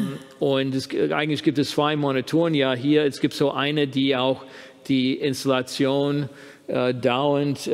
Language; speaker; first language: German; non-native, fluent; English